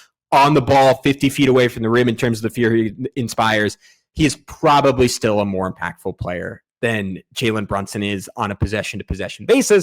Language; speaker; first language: English; native; English